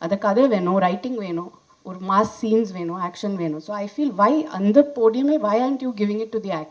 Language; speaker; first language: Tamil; non-native, fluent; Hindi